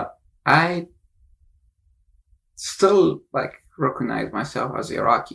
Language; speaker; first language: English; non-native, fluent; Arabic